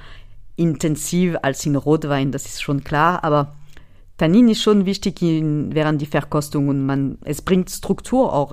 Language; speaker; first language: German; non-native, fluent; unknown